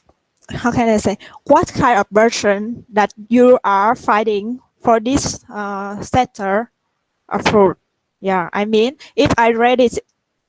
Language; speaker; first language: English; non-native, learner; Vietnamese